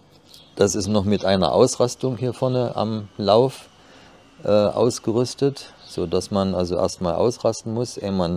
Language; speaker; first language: German; native; German